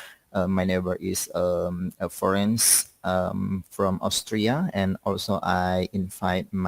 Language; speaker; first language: English; non-native, learner; Indonesian